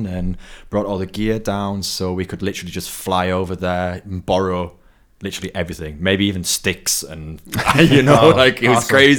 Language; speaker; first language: English; native; English